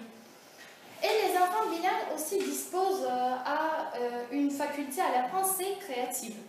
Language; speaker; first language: French; non-native, fluent; Turkish